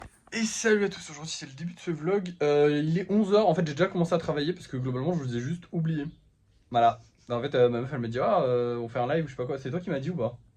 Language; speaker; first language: French; native; French